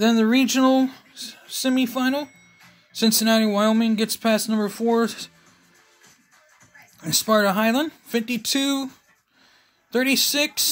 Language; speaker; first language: English; native; English